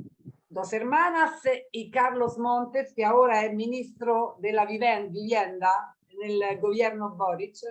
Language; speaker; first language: Spanish; non-native, learner; Italian